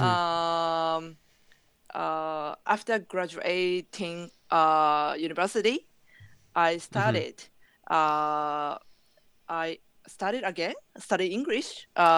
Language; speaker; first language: English; non-native, learner; Japanese